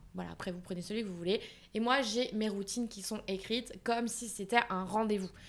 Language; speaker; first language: French; native; French